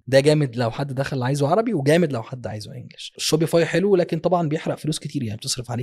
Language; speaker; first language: Arabic; native; Arabic